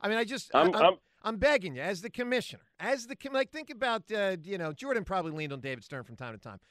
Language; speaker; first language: English; native; English